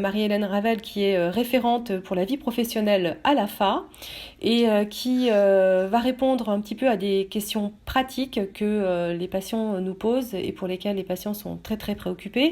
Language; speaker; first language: French; native; French